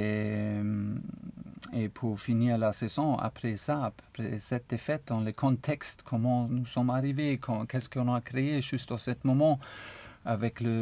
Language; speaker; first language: French; non-native, learner; German